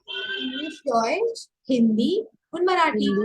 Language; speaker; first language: German; non-native, fluent; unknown